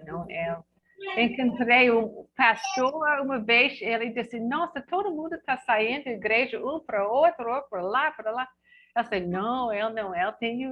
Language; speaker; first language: Portuguese; non-native, fluent; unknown